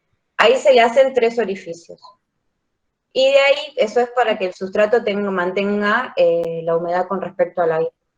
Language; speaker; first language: Spanish; native; Spanish